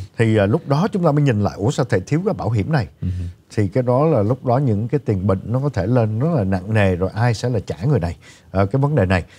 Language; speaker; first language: Vietnamese; native; Vietnamese